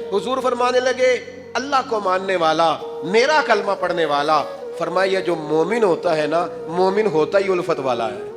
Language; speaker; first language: Urdu; non-native, local second language; Punjabi